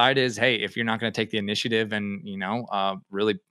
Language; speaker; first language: English; native; English